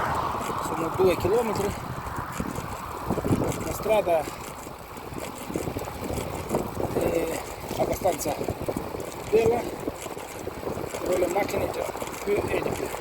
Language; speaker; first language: Italian; non-native, fluent; Romanian